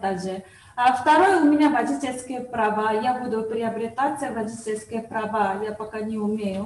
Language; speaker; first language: Russian; non-native, learner; Korean